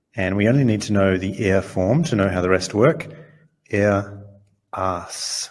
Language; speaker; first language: English; native; English